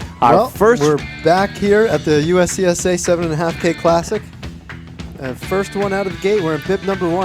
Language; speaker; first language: English; native; English